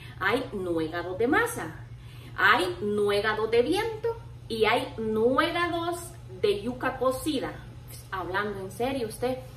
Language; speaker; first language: Spanish; native; Spanish